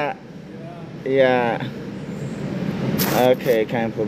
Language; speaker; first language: German; non-native, learner; Akan